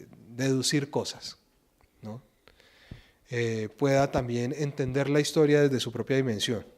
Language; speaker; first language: Spanish; native; Spanish